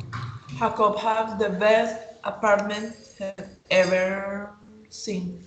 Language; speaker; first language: English; non-native, learner; Spanish